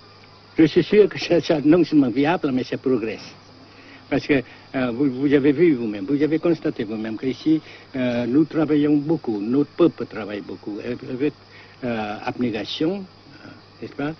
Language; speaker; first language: French; non-native, fluent; Vietnamese